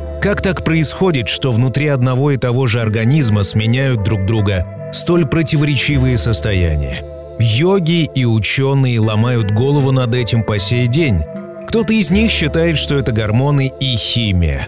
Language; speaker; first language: Russian; native; Russian